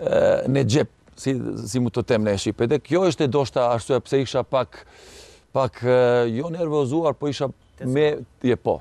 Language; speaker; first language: Albanian; non-native, learner; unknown